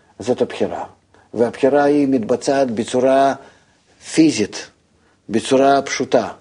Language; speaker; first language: Hebrew; non-native, fluent; Russian